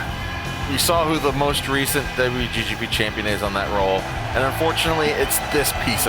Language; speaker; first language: English; native; English